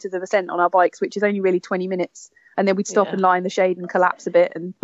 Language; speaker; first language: English; native; English